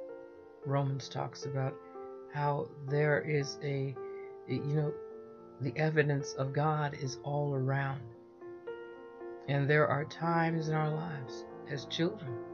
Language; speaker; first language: English; native; English